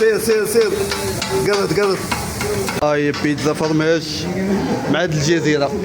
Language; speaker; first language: Arabic; native; Arabic